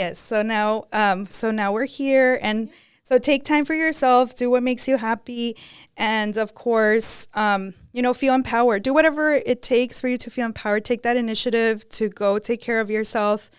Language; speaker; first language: English; early bilingual, other home language; Spanish